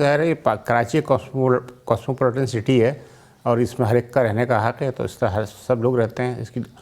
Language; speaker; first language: Urdu; native; Urdu